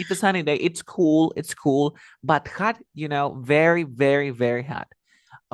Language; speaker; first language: English; non-native, fluent; Spanish